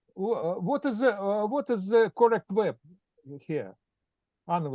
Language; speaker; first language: English; non-native, learner; Russian